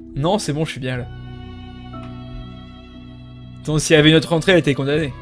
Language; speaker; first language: French; native; French